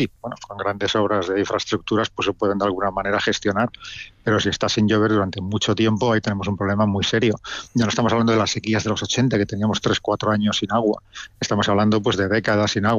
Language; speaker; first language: Spanish; native; Spanish